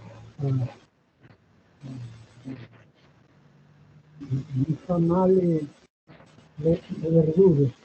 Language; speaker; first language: Italian; non-native, learner; Spanish